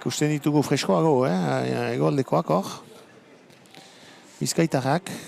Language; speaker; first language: Basque; native; Basque